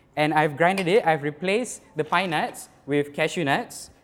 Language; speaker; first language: English; non-native, local second language; Malay